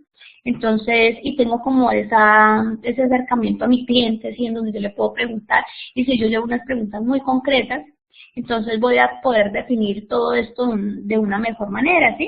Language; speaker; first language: Spanish; native; Spanish